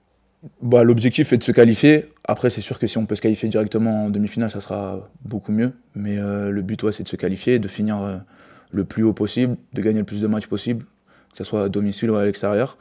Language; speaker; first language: French; native; French